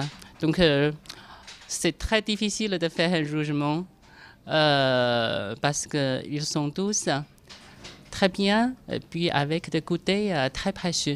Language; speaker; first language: French; non-native, fluent; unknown